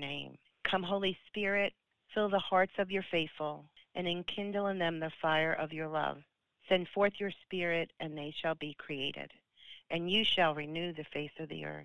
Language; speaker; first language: English; native; English